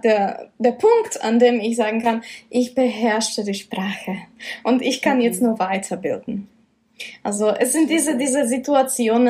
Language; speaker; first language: German; non-native, fluent; Czech